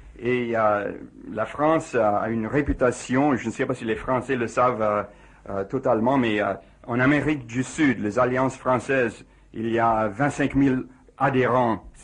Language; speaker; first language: French; non-native, fluent; English